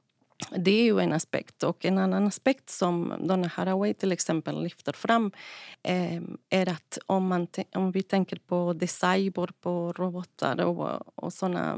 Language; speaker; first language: Swedish; non-native, fluent; Spanish